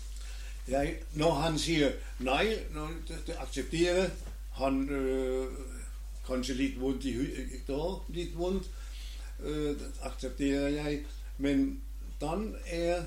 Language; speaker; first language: Danish; non-native, learner; German